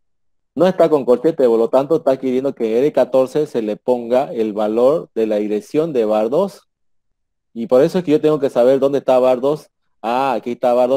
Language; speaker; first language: Spanish; native; Spanish